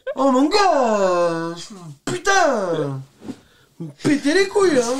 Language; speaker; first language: French; native; French